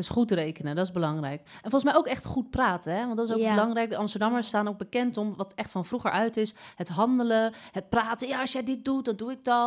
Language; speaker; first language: Dutch; native; Dutch